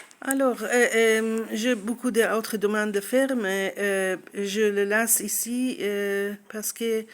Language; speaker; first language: French; non-native, learner; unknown